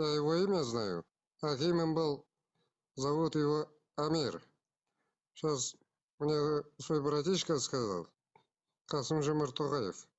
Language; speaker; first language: Russian; non-native, local second language; Kazakh